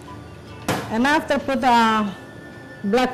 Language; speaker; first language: English; non-native, learner; Spanish